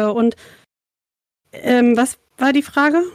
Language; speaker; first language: German; native; German